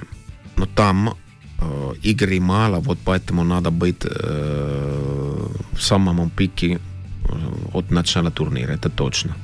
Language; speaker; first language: Russian; non-native, fluent; Finnish